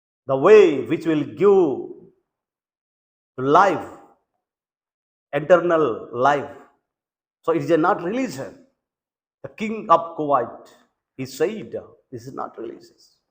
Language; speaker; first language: English; non-native, local second language; Telugu